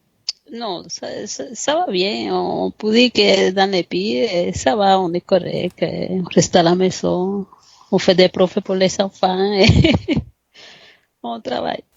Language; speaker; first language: French; non-native, fluent; Spanish